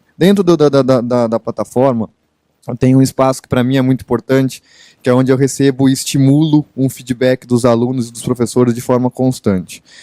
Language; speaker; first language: Portuguese; native; Portuguese